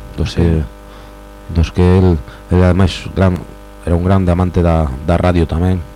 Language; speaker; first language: Galician; native; Galician